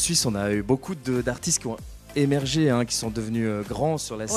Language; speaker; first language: French; native; French